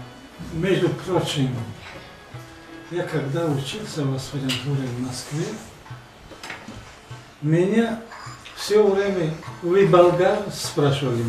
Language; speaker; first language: Russian; non-native, local second language; Tajik